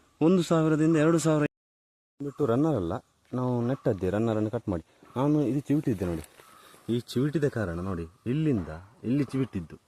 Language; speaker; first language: Kannada; non-native, local second language; Tulu